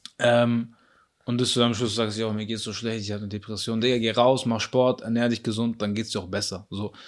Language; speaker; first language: German; early bilingual, other home language; Arabic